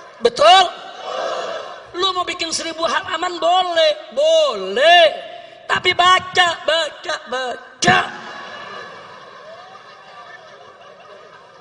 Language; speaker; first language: Indonesian; native; Indonesian